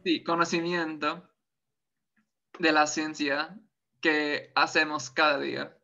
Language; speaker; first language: Spanish; non-native, fluent; English